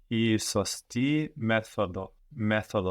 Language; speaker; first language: Greek; non-native, learner; English